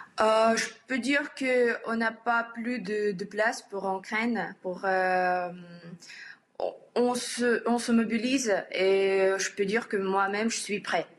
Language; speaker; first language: French; non-native, learner; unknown